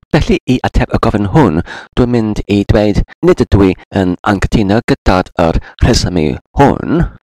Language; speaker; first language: Welsh; non-native, learner; English